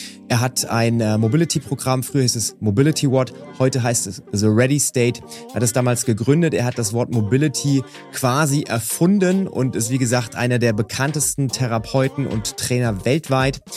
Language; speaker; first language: German; native; German